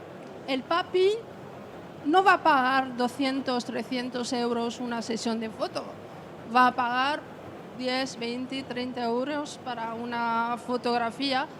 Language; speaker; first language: Spanish; non-native, fluent; French